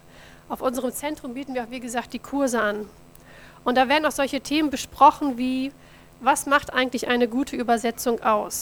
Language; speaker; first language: German; native; German